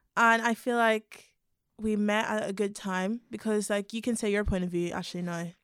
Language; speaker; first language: English; native; English